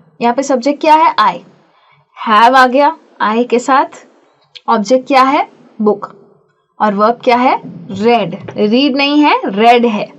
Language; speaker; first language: Hindi; native; Hindi